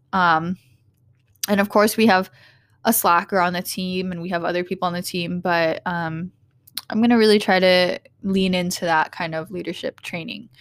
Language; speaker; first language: English; early bilingual, other home language; Vietnamese